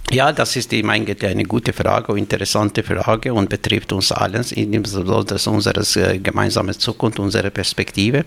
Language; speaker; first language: German; non-native, fluent; Albanian